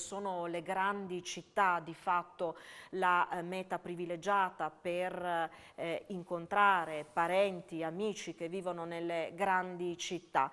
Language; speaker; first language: Italian; native; Italian